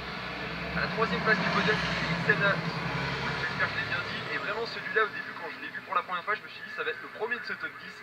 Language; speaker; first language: French; native; French